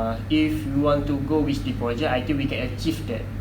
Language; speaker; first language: English; non-native, learner; Malay